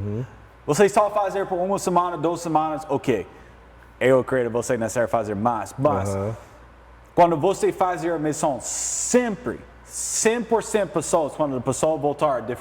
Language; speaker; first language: Portuguese; non-native, learner; English